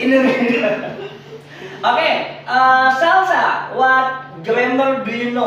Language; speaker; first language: English; non-native, fluent; Indonesian